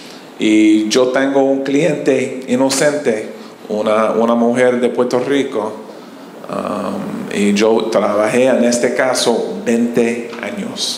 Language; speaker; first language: Spanish; non-native, learner; English